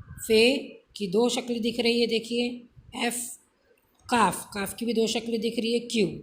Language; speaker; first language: Urdu; native; Urdu